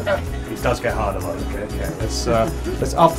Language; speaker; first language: English; native; English